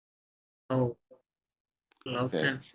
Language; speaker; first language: Chinese; non-native, learner; Urdu